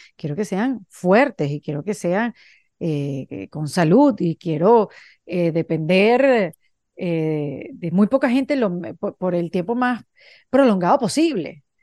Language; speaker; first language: Spanish; native; Spanish